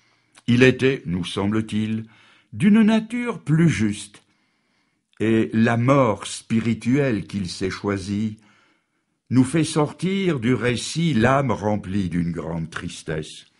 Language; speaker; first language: French; native; French